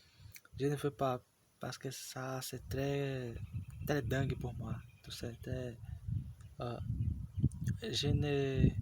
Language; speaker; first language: French; non-native, learner; Portuguese